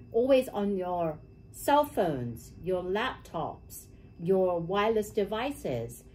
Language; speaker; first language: English; native; English